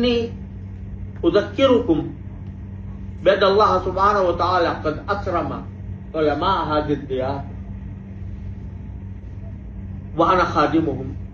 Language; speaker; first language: Arabic; non-native, fluent; Urdu